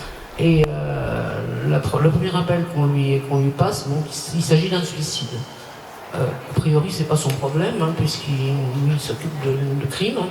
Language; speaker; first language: French; native; French